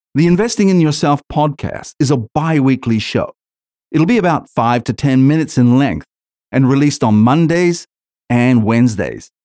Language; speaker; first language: English; native; English